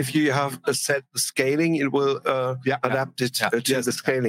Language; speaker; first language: English; non-native, fluent; German